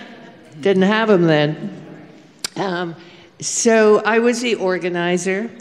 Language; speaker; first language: English; native; English